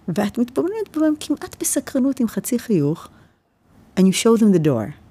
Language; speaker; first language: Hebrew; early bilingual, heritage; Hebrew